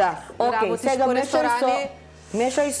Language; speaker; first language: Macedonian; non-native, learner; Filipino